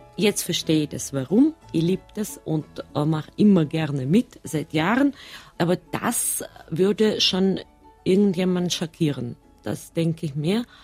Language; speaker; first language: German; non-native, fluent; Russian